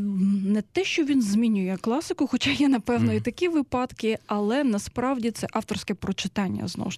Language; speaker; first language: Ukrainian; native; Ukrainian